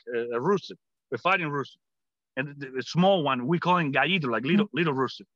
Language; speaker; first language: English; non-native, fluent; Spanish